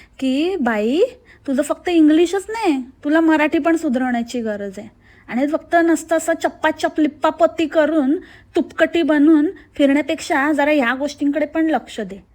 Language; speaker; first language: Marathi; native; Marathi